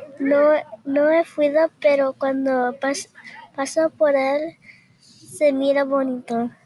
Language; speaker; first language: Spanish; early bilingual, heritage; Spanish